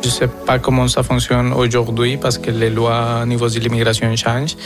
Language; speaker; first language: French; non-native, fluent; Spanish